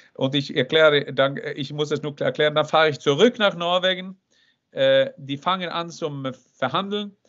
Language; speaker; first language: German; non-native, fluent; Norwegian